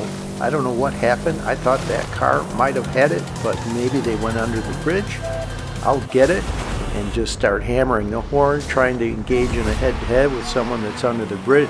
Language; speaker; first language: English; native; English